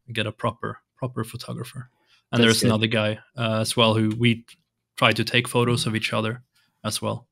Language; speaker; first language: English; non-native, fluent; Swedish